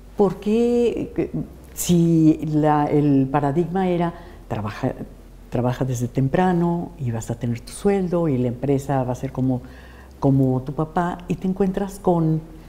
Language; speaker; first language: Spanish; native; Spanish